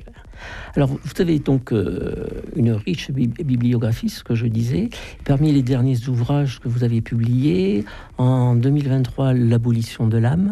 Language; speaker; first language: French; native; French